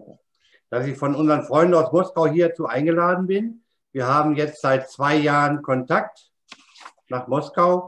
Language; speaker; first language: German; native; German